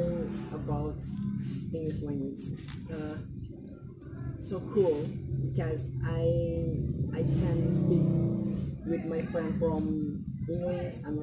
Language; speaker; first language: English; non-native, learner; Indonesian